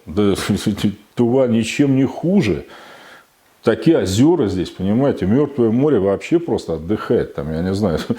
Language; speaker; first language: Russian; native; Russian